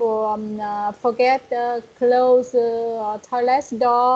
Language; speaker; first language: English; non-native, learner; Vietnamese